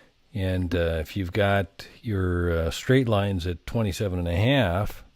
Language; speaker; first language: English; native; English